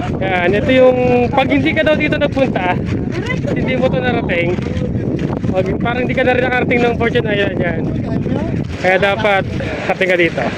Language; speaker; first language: Filipino; native; Filipino